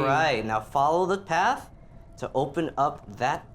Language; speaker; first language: English; native; English